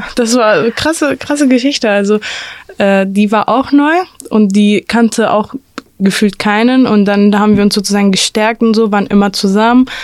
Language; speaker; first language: German; early bilingual, other home language; Arabic